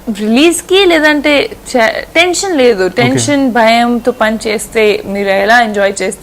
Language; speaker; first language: Telugu; non-native, fluent; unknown